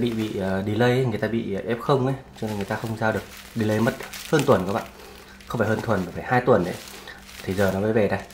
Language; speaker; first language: Vietnamese; native; Vietnamese